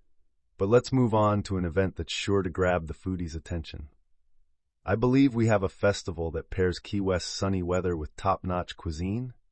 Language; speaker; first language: English; native; English